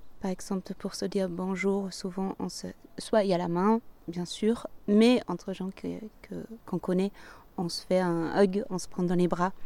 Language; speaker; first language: French; non-native, fluent; German